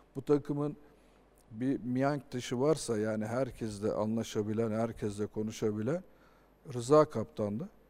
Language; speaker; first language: Turkish; native; Turkish